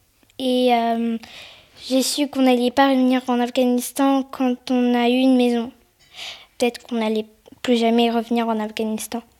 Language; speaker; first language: French; early bilingual, other home language; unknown